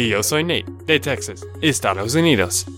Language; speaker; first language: Spanish; non-native, learner; English